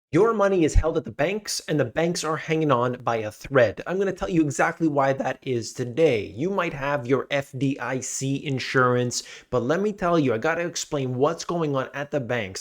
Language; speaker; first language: English; native; English